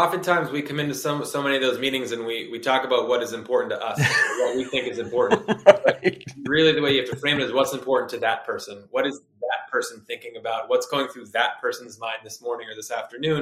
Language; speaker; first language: English; native; English